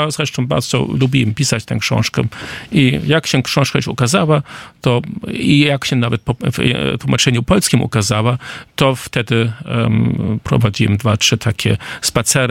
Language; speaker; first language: Polish; non-native, fluent; German